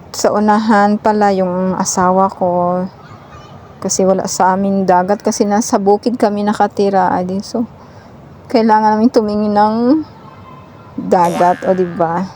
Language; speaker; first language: Filipino; non-native, local second language; Cebuano